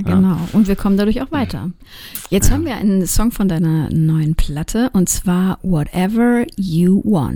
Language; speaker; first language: German; native; German